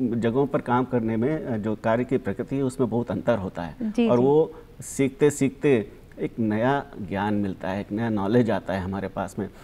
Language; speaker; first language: Hindi; native; Hindi